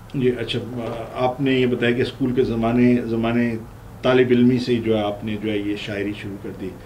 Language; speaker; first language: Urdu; non-native, local second language; Punjabi